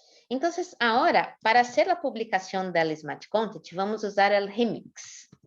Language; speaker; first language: Spanish; non-native, fluent; Portuguese